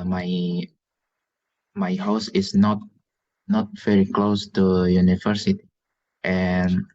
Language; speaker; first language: English; non-native, learner; Indonesian